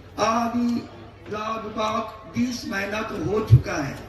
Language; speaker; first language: Hindi; non-native, learner; Japanese